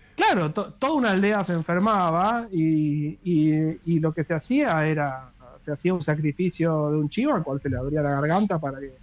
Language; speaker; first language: Spanish; native; Spanish